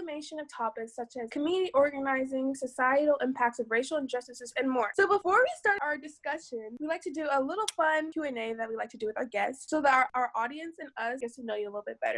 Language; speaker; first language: English; native; English